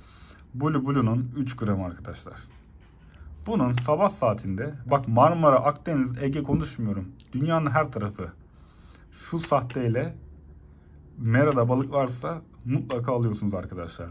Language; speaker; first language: Turkish; native; Turkish